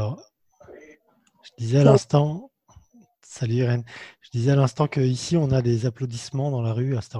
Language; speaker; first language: French; native; French